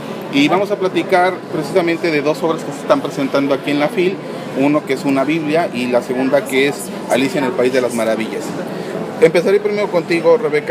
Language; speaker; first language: Spanish; native; Spanish